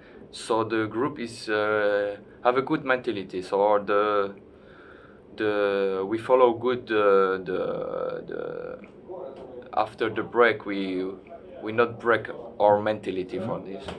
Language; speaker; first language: English; non-native, learner; French